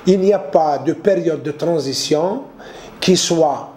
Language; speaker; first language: French; non-native, local second language; Arabic